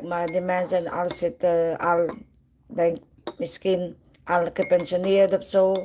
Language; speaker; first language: Dutch; non-native, learner; Filipino